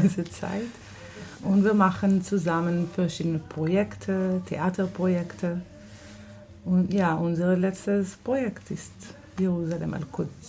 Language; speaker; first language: German; non-native, fluent; Hebrew